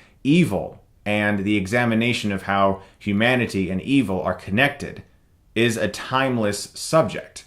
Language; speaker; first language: English; native; English